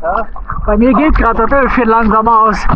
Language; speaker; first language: German; native; German